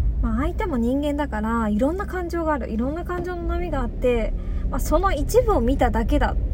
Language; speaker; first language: Japanese; native; Japanese